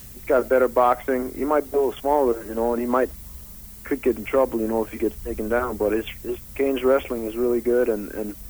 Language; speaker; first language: English; non-native, fluent; Danish